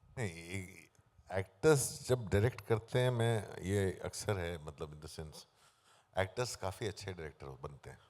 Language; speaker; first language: Hindi; native; Hindi